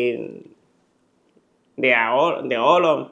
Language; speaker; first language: Spanish; non-native, learner; Chinese